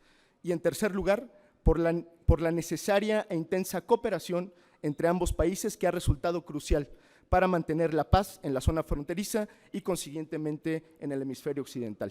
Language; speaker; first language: Spanish; native; Spanish